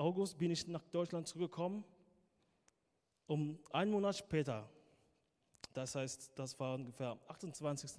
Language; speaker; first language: German; non-native, fluent; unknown